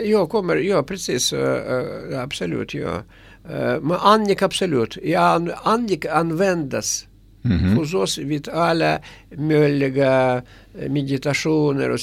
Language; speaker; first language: Swedish; non-native, fluent; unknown